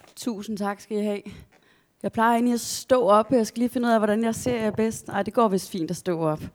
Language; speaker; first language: Danish; native; Danish